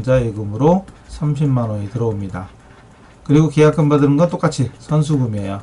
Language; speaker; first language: Korean; native; Korean